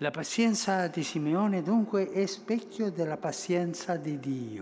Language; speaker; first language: Italian; early bilingual, heritage; Spanish